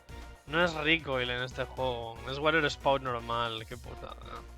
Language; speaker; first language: Spanish; native; Spanish